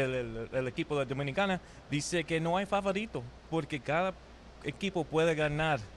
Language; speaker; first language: Spanish; early bilingual, heritage; Spanish